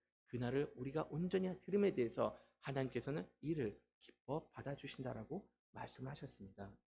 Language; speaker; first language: Korean; native; Korean